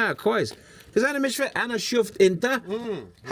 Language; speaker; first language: Arabic; non-native, learner; English